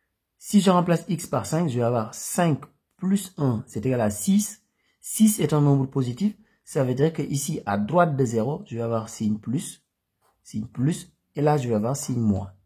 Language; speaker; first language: French; native; French